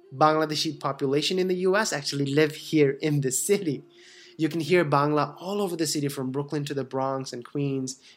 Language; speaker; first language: English; non-native, fluent; Bangla